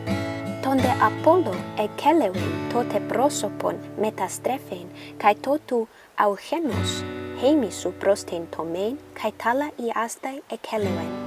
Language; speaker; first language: Greek; non-native, learner; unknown